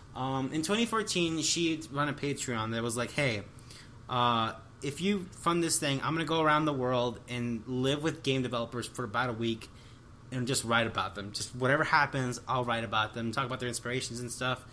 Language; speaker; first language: English; native; English